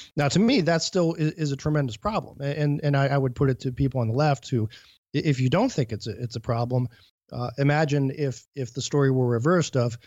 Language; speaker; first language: English; native; English